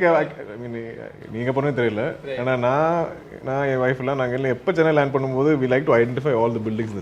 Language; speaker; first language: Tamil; non-native, local second language; Malayalam